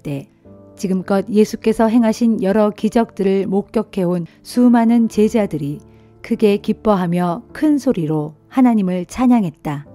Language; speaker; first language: Korean; native; Korean